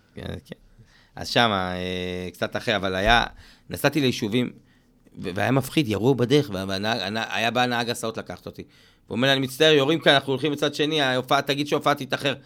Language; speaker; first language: Hebrew; native; Hebrew